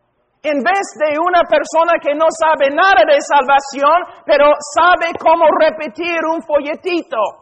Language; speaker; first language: Spanish; non-native, fluent; English